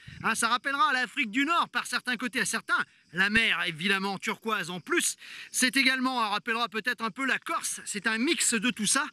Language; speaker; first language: French; native; French